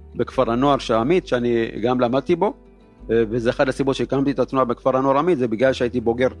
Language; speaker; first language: Hebrew; early bilingual, other home language; Amharic